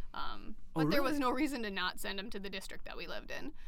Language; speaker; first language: English; native; English